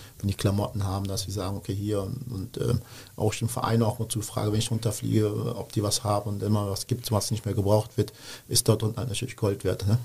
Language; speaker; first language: German; early bilingual, other home language; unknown